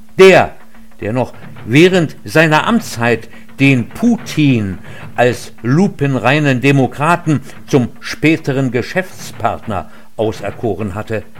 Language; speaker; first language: German; native; German